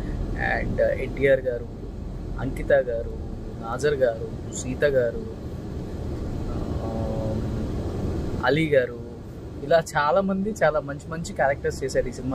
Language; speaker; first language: Telugu; native; Telugu